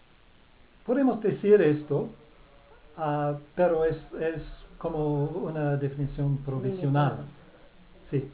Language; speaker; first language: Spanish; non-native, fluent; English